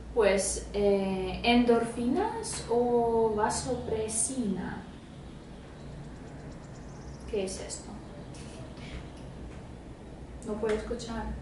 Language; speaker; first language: Spanish; non-native, fluent; Russian